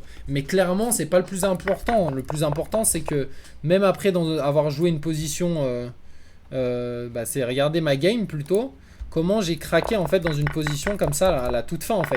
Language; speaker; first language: French; native; French